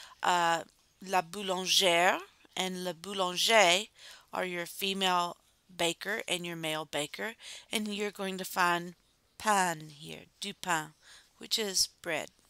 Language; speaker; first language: English; native; English